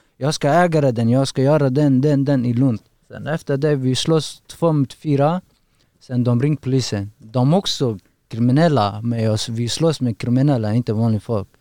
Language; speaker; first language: Swedish; non-native, learner; Persian